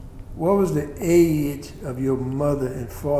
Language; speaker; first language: English; native; English